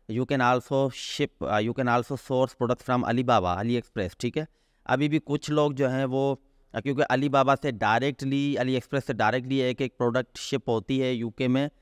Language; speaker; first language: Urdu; non-native, local second language; Sindhi